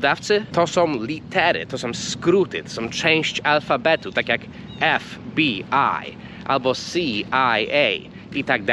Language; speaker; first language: Polish; non-native, fluent; English